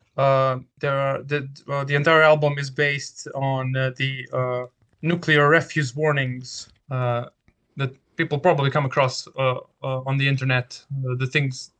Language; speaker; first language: English; non-native, fluent; Serbian